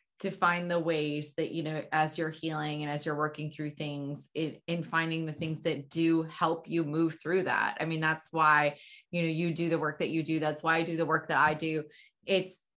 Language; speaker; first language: English; native; English